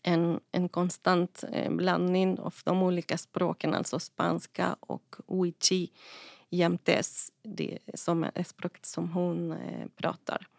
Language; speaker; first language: Swedish; non-native, fluent; Spanish